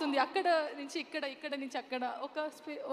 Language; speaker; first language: Telugu; non-native, learner; Kannada